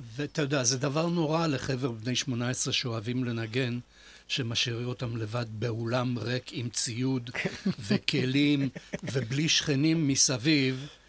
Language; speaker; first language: Hebrew; non-native, fluent; Polish